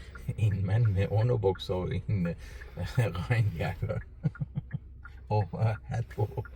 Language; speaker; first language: Danish; non-native, learner; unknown